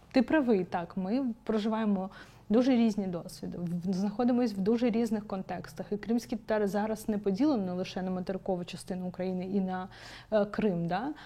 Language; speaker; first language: Ukrainian; non-native, local second language; Crimean Tatar